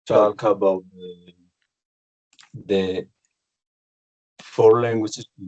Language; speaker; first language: English; non-native, learner; Spanish